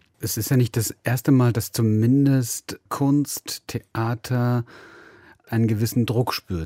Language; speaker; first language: German; native; German